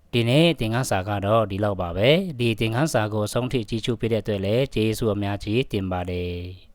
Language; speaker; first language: Burmese; non-native, local second language; Pa'o Karen